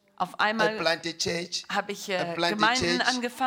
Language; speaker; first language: German; non-native, learner; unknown